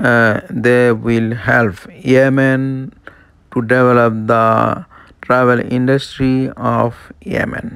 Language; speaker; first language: English; non-native, local second language; Bangla